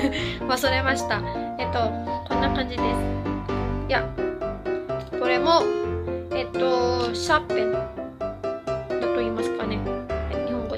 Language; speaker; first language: Japanese; non-native, fluent; Filipino